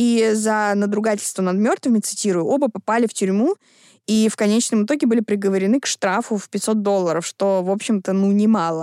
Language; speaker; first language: Russian; native; Russian